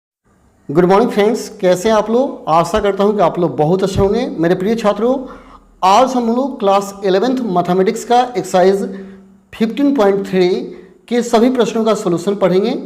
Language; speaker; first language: Hindi; native; Hindi